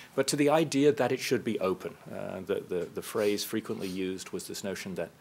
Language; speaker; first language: English; native; English